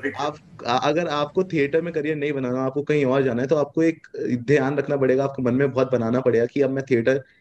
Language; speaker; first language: Hindi; native; Hindi